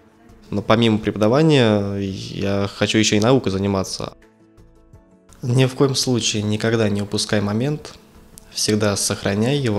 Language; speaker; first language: Russian; native; Russian